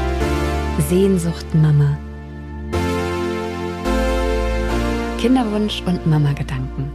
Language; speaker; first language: German; native; German